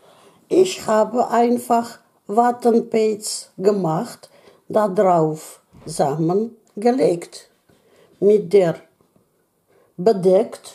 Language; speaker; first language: German; non-native, learner; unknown